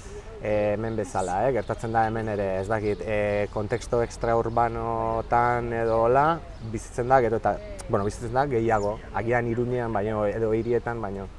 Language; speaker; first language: Basque; non-native, fluent; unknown